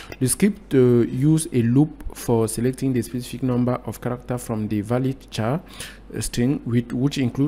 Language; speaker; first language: English; non-native, local second language; French